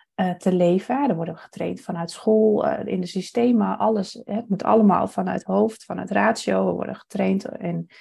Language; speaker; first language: Dutch; native; Dutch